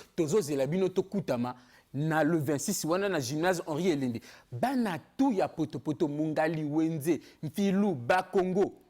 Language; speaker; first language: Lingala; native; Lingala